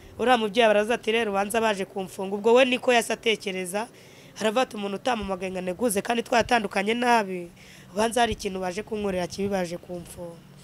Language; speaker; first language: Kinyarwanda; native; Kinyarwanda